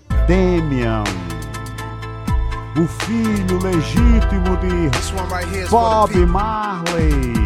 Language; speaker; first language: Portuguese; native; Portuguese